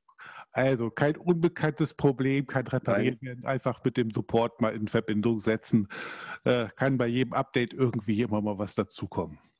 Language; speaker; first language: German; native; German